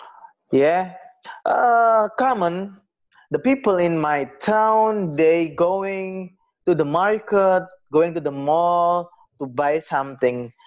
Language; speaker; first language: English; non-native, learner; Indonesian